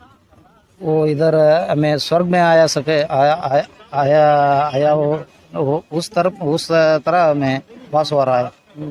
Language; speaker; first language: Hindi; non-native, local second language; Kannada